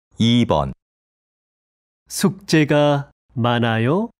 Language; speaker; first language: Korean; non-native, fluent; Arabic